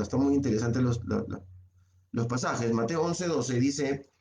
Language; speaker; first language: Spanish; native; Spanish